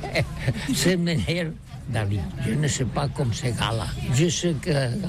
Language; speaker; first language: French; non-native, learner; Catalan